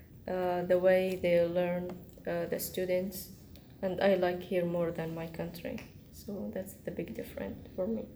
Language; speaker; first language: English; non-native, learner; Arabic